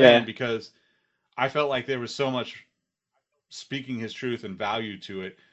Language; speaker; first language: English; native; English